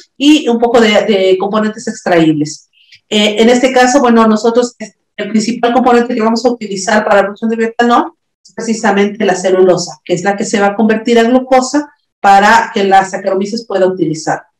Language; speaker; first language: Spanish; native; Spanish